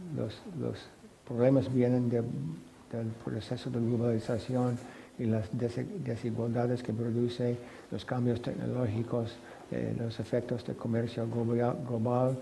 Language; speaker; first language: Spanish; non-native, fluent; English